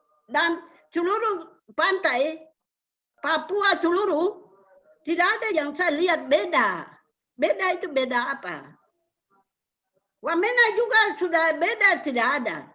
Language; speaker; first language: Indonesian; non-native, local second language; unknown